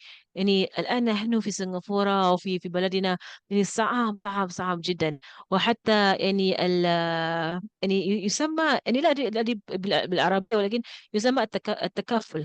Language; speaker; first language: Arabic; non-native, fluent; English